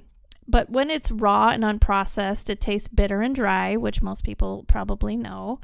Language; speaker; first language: English; native; English